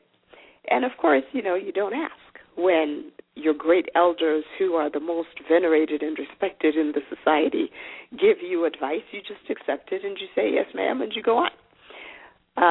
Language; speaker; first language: English; non-native, local second language; Shona